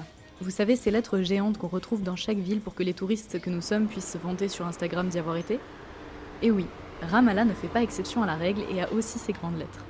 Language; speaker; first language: French; native; French